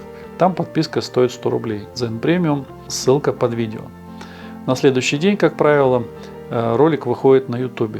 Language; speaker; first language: Russian; native; Russian